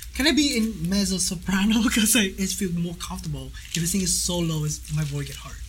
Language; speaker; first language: English; non-native, learner; Vietnamese